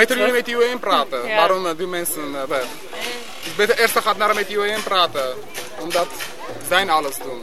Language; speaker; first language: Dutch; non-native, learner; Armenian